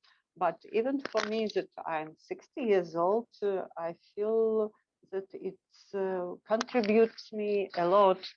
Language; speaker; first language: English; non-native, fluent; Russian